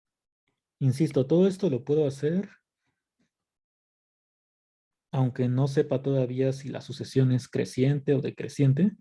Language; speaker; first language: Spanish; native; Spanish